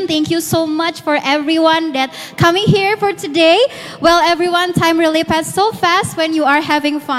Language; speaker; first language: English; non-native, fluent; Indonesian